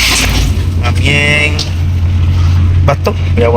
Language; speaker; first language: Filipino; non-native, local second language; Cebuano